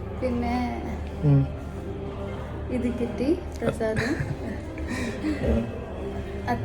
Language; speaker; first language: Malayalam; non-native, learner; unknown